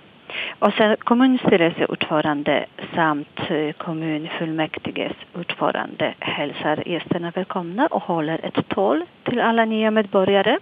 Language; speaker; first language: Swedish; non-native, fluent; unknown